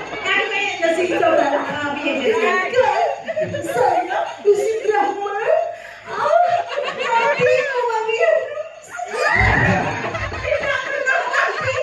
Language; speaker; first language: Indonesian; non-native, local second language; Javanese